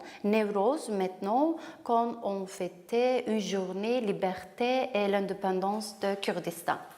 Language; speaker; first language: French; non-native, learner; Kurdish